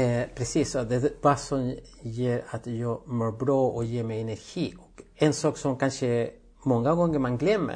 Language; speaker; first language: Swedish; non-native, fluent; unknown